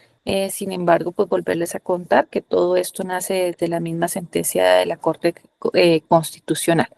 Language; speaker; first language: Spanish; native; Spanish